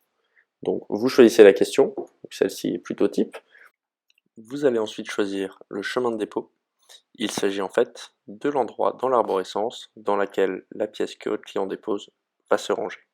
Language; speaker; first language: French; native; French